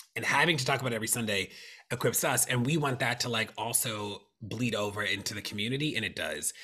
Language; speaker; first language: English; native; English